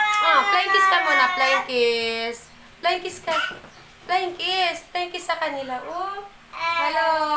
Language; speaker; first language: Filipino; non-native, local second language; Cebuano